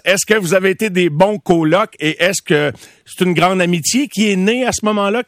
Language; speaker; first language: French; native; French